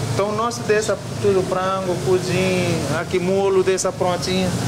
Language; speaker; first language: Portuguese; non-native, learner; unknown